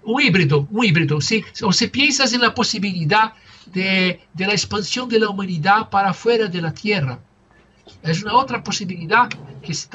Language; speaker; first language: Spanish; non-native, fluent; Portuguese